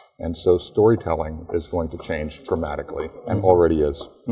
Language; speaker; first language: English; native; English